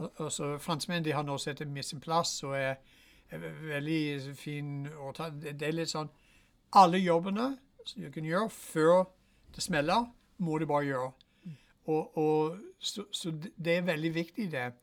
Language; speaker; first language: Norwegian; non-native, fluent; English